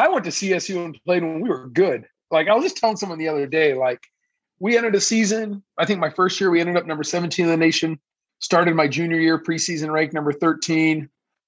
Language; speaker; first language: English; early bilingual, other home language; Persian